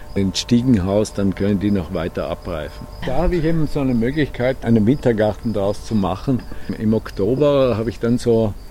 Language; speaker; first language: German; native; German